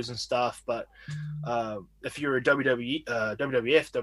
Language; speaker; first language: English; native; English